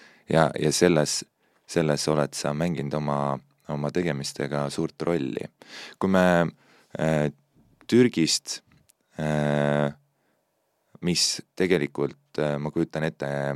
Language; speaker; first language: Estonian; native; Estonian